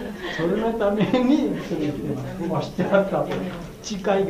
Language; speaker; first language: Japanese; non-native, fluent; Bangla